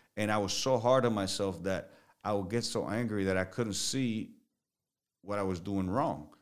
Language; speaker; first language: English; early bilingual, other home language; Spanish